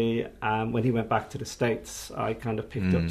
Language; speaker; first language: English; native; English